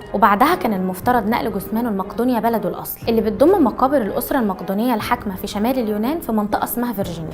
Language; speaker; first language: Arabic; native; Arabic